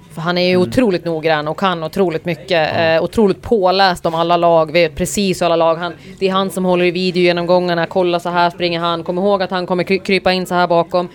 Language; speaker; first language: Swedish; native; Swedish